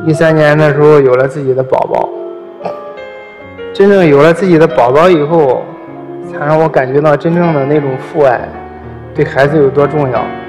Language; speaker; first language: Chinese; native; Chinese